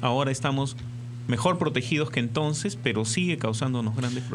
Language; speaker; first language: Spanish; native; Spanish